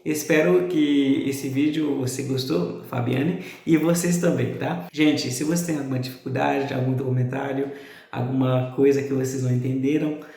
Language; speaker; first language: Portuguese; non-native, fluent; Haitian Creole